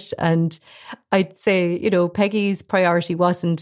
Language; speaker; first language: English; native; English